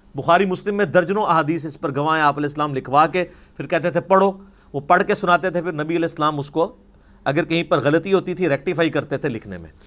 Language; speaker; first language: Urdu; non-native, local second language; Punjabi